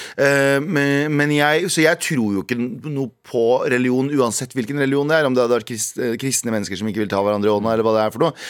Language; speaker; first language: Norwegian; native; Norwegian